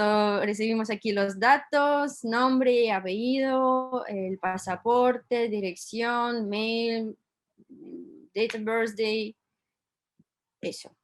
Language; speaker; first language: Spanish; non-native, fluent; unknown